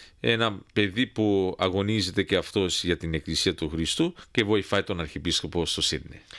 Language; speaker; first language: Greek; early bilingual, heritage; Greek